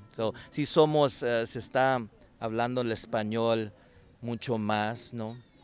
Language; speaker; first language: Spanish; native; Spanish